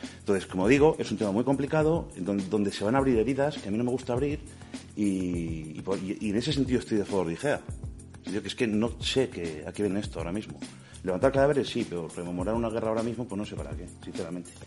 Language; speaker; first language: Spanish; native; Spanish